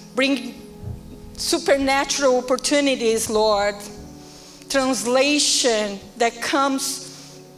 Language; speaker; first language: English; non-native, fluent; Portuguese